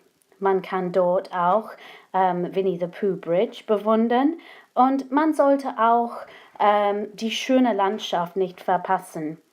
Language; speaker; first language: German; non-native, fluent; English